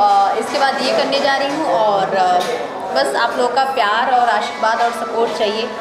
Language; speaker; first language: Hindi; native; Hindi